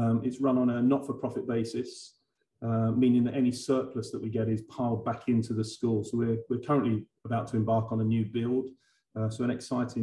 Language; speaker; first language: English; native; English